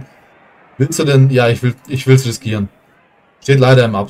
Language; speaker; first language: German; native; German